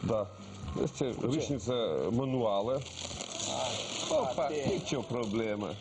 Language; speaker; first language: Romanian; non-native, learner; Russian